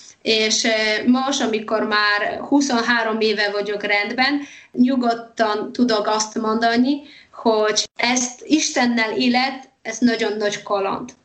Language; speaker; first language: Hungarian; non-native, fluent; Polish